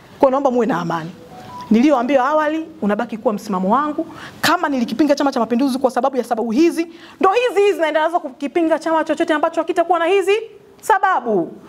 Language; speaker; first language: Swahili; native; Swahili